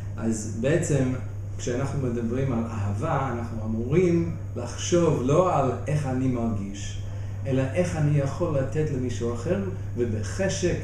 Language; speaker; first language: Hebrew; non-native, fluent; English